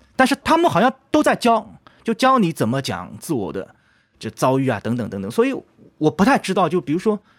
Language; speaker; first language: Chinese; native; Chinese